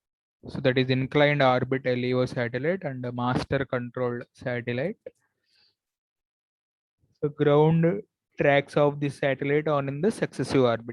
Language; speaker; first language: English; non-native, local second language; Telugu